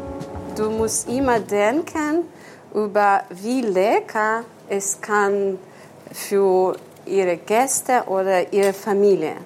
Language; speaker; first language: German; non-native, learner; Ukrainian